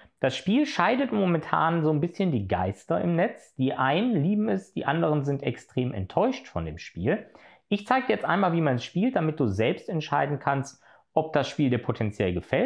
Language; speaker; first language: German; native; German